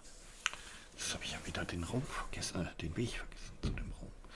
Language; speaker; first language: German; native; German